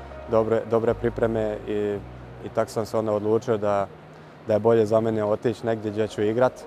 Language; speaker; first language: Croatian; early bilingual, heritage; Croatian